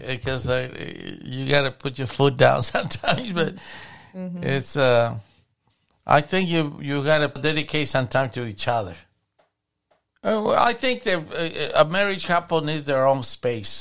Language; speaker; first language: English; non-native, fluent; Spanish